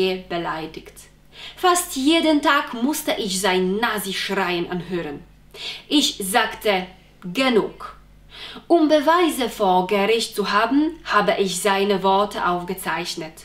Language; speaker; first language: German; non-native, fluent; Polish